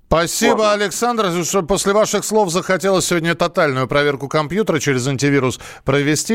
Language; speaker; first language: Russian; native; Russian